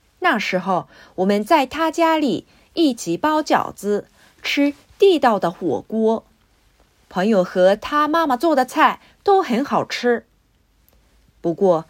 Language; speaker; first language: Chinese; non-native, fluent; Japanese